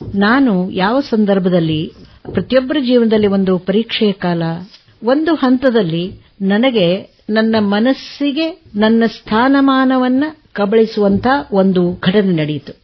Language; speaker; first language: Kannada; native; Kannada